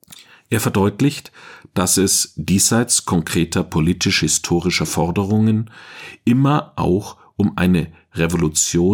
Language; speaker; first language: German; native; German